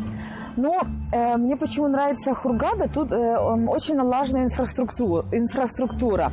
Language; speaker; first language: Russian; native; Russian